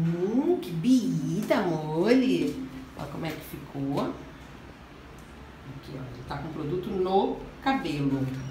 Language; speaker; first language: Portuguese; native; Portuguese